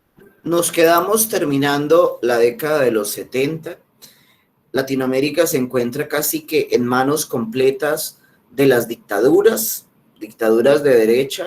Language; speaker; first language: Spanish; native; Spanish